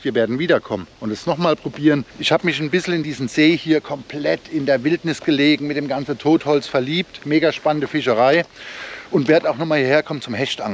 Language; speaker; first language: German; native; German